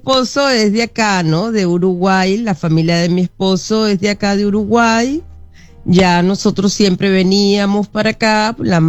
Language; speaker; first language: Spanish; native; Spanish